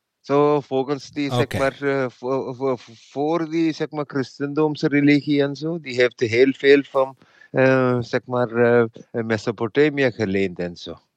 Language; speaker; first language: Dutch; non-native, fluent; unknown